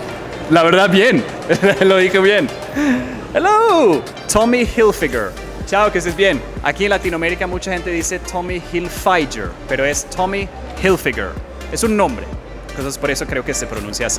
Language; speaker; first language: Spanish; non-native, fluent; English